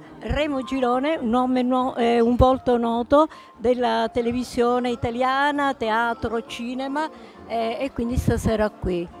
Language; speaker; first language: Italian; native; Italian